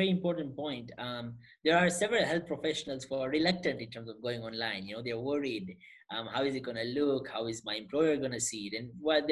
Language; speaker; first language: English; non-native, local second language; Gujarati